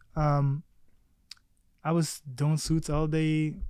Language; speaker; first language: English; early bilingual, other home language; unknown